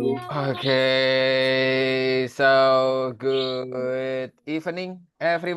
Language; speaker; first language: English; non-native, fluent; Indonesian